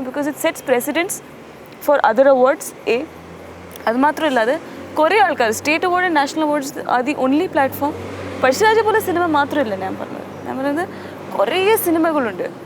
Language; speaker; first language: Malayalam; non-native, fluent; Tamil